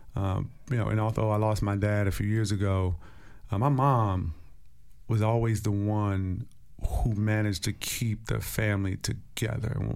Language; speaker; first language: English; native; English